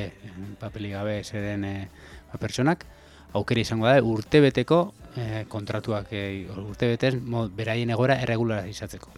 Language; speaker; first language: Basque; native; Basque